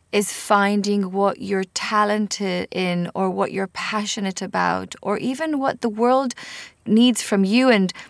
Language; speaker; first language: English; non-native, fluent; Hebrew